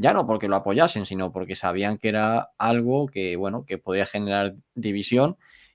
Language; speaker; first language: Spanish; native; Spanish